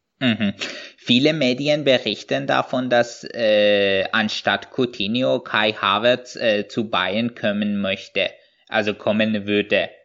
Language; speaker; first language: German; non-native, fluent; Persian